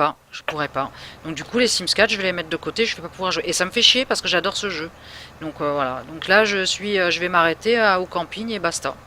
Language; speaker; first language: French; native; French